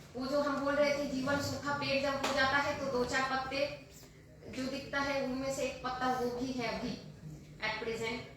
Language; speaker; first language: Hindi; non-native, local second language; Bangla